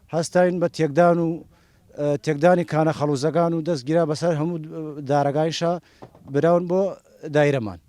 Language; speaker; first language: Central Kurdish; native; Central Kurdish